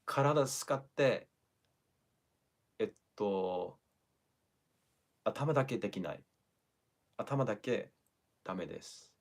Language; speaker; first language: Japanese; non-native, learner; English